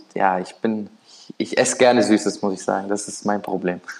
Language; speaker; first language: German; native; German